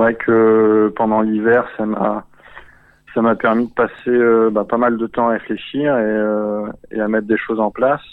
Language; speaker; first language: French; native; French